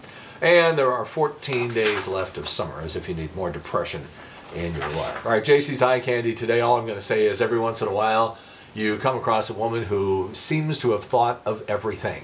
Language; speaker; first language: English; native; English